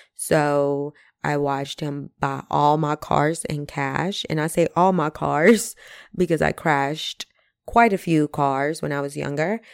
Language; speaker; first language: English; early bilingual, other home language; Spanish